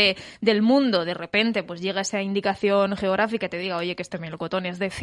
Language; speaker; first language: Spanish; native; Spanish